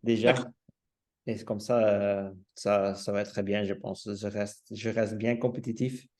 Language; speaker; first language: French; non-native, local second language; Dutch